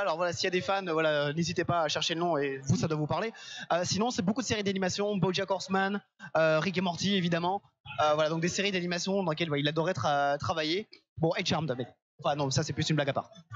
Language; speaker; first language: French; native; French